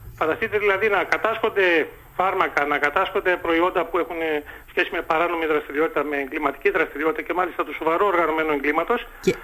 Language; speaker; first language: Greek; native; Greek